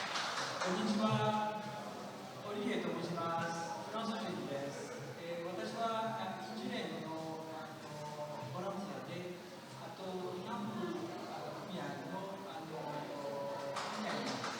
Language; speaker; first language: Japanese; non-native, fluent; French